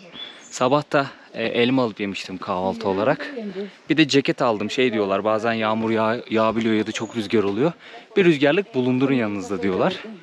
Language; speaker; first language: Turkish; native; Turkish